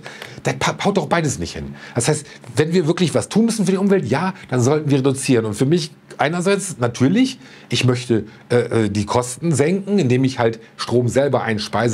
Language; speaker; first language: German; native; German